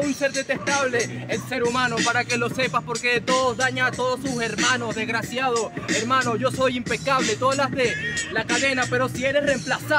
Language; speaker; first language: Spanish; native; Spanish